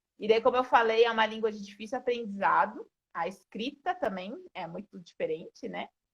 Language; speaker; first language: Portuguese; native; Portuguese